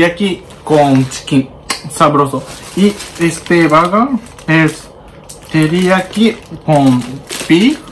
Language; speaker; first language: Spanish; non-native, learner; Japanese